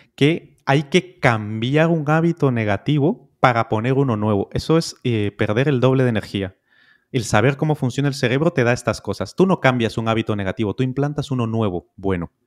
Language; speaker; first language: Spanish; native; Spanish